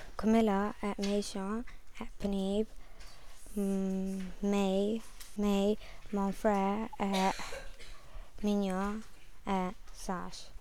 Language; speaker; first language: French; non-native, learner; English